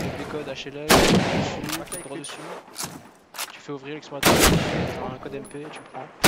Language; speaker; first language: French; native; French